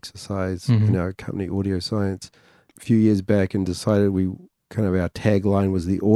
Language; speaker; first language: English; native; English